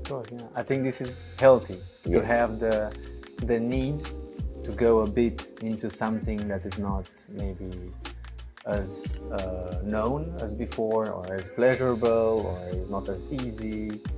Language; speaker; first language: English; non-native, fluent; Romanian